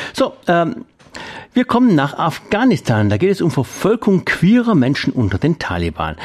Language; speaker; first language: German; native; German